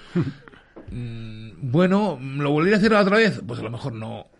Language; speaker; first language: Spanish; early bilingual, other home language; English